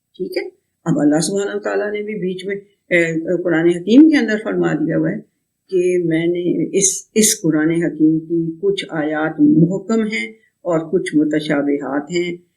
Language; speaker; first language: Urdu; native; Urdu